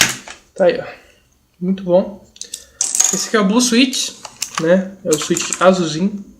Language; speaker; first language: Portuguese; native; Portuguese